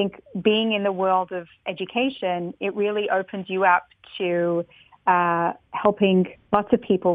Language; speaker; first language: English; native; English